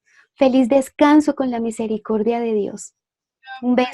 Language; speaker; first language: Spanish; native; Spanish